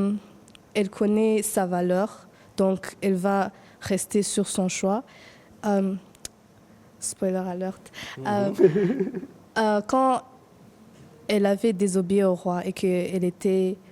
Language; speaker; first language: French; non-native, fluent; English